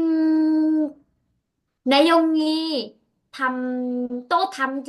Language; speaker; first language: Korean; non-native, learner; Vietnamese